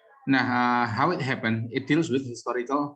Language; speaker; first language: English; non-native, fluent; Indonesian